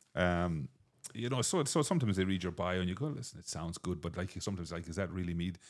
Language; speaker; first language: English; native; English